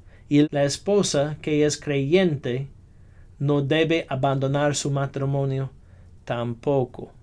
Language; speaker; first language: Spanish; non-native, fluent; English